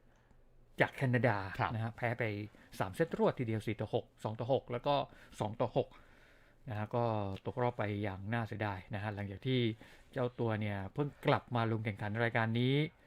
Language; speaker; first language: Thai; native; Thai